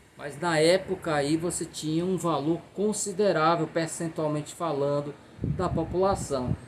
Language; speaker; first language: Portuguese; native; Portuguese